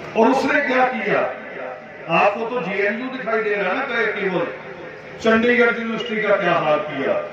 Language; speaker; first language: Hindi; non-native, local second language; Punjabi